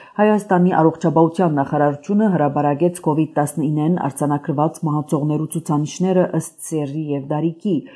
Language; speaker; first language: Armenian; native; Armenian